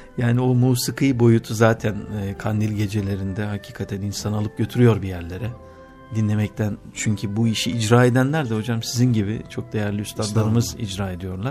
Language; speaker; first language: Turkish; native; Turkish